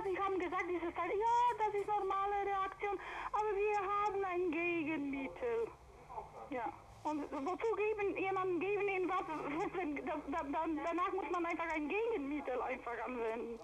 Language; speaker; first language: German; non-native, fluent; Polish